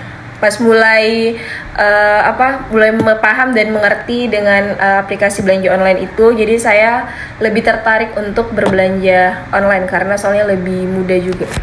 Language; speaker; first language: Indonesian; native; Indonesian